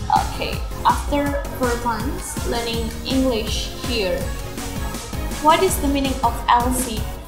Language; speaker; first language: English; non-native, fluent; Indonesian